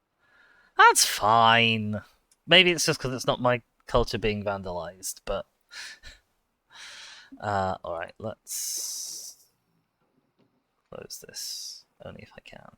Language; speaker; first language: English; native; English